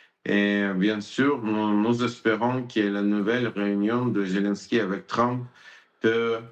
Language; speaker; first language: French; non-native, learner; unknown